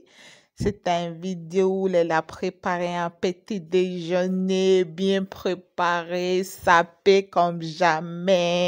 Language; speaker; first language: French; non-native, fluent; English